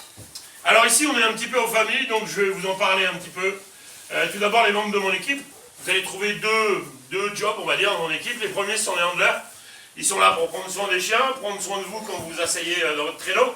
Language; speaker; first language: French; native; French